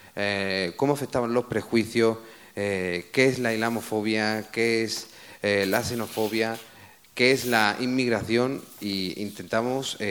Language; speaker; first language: Spanish; native; Spanish